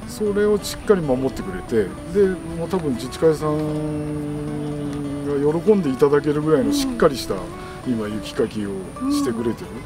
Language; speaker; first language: Japanese; native; Japanese